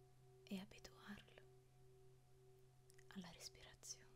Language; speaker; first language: Italian; native; Italian